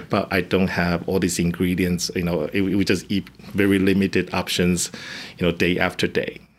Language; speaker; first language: English; non-native, fluent; Chinese